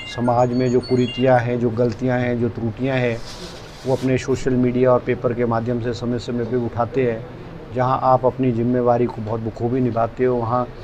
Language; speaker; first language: Hindi; native; Hindi